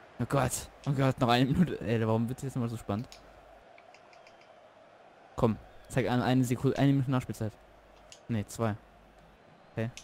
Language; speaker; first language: German; native; German